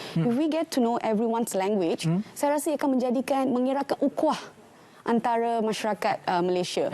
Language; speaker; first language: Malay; non-native, local second language; Tamil